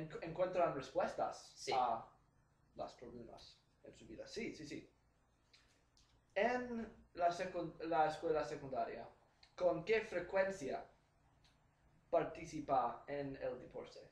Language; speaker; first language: Spanish; non-native, learner; English